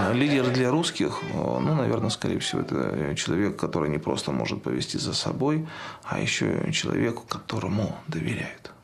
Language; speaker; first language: Russian; native; Russian